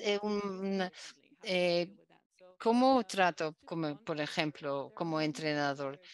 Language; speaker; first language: Spanish; non-native, learner; Dutch